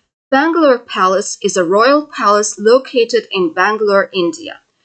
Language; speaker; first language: English; non-native, fluent; Azerbaijani